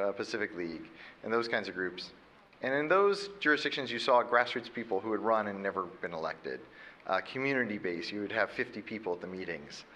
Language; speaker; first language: English; native; English